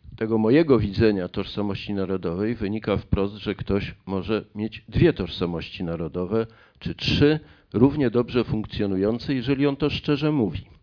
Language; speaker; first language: Polish; native; Polish